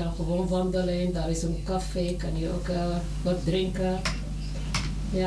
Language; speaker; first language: Dutch; non-native, learner; Arabic